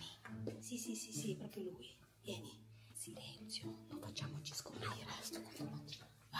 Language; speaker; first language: Italian; native; Italian